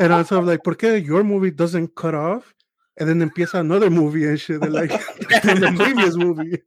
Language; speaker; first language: English; early bilingual, other home language; Spanish